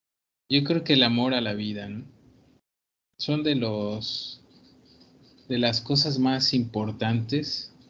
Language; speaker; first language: Spanish; native; Spanish